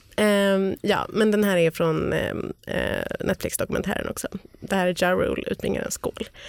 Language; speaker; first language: Swedish; native; Swedish